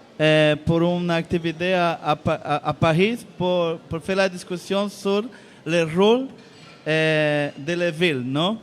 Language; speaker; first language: French; non-native, learner; Portuguese